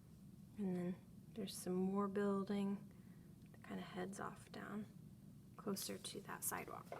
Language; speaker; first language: English; native; English